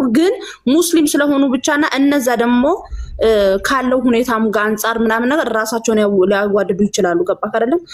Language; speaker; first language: Amharic; non-native, local second language; Tigrinya